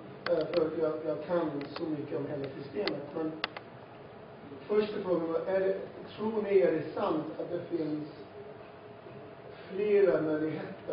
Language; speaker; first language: Swedish; non-native, fluent; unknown